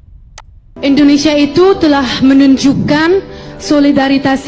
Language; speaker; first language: Indonesian; non-native, fluent; Arabic